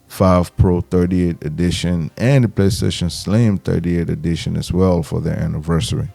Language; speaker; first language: English; native; English